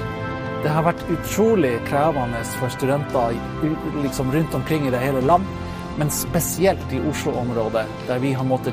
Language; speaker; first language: Norwegian; non-native, fluent; English